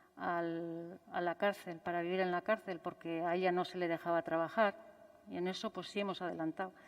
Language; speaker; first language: Spanish; native; Spanish